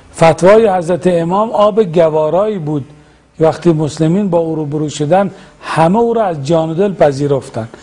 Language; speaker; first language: Persian; native; Persian